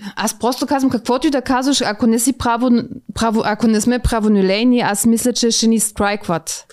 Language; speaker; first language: Bulgarian; native; Bulgarian